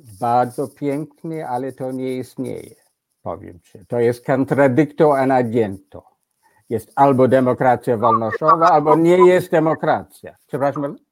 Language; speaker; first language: Polish; non-native, fluent; English